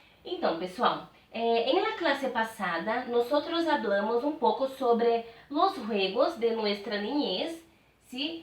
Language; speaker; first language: Spanish; non-native, fluent; Portuguese